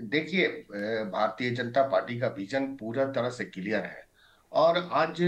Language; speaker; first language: Hindi; native; Hindi